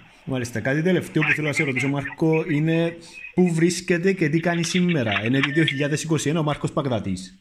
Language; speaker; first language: Greek; native; Greek